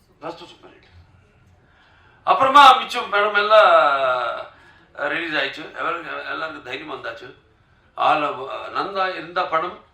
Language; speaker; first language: Tamil; non-native, local second language; Telugu